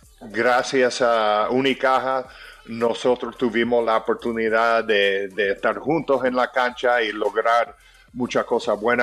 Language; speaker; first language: Spanish; early bilingual, heritage; English